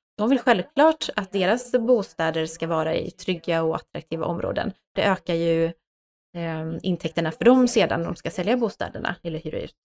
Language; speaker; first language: Swedish; native; Swedish